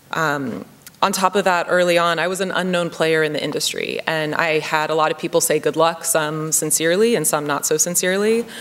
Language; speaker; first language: English; native; English